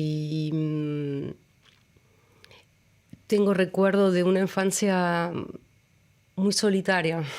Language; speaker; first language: Spanish; early bilingual, other home language; German